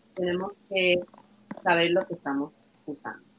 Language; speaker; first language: Spanish; native; Spanish